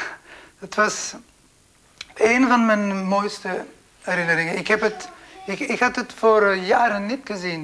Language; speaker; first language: Dutch; non-native, local second language; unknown